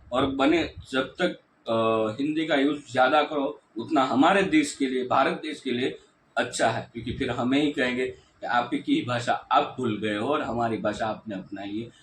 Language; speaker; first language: Hindi; non-native, local second language; Gujarati